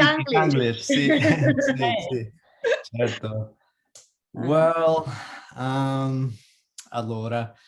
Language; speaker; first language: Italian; non-native, learner; English